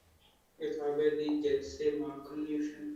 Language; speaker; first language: German; non-native, learner; Hindi